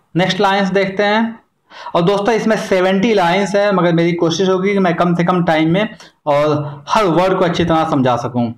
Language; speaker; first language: Hindi; native; Hindi